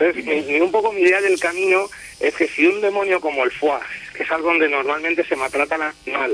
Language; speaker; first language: Spanish; native; Spanish